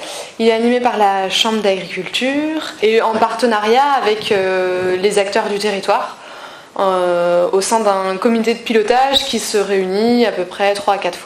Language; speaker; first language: French; native; French